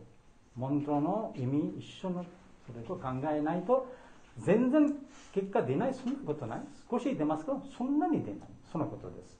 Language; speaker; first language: Japanese; non-native, fluent; Bangla